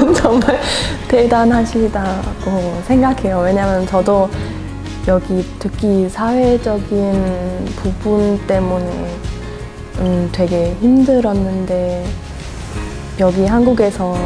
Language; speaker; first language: Korean; non-native, fluent; German